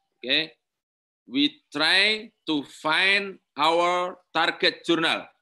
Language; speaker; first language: English; non-native, learner; Indonesian